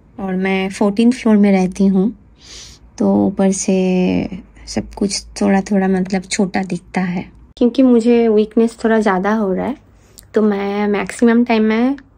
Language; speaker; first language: Hindi; non-native, local second language; Bangla